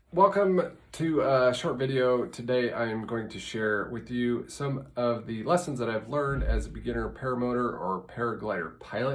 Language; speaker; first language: English; native; English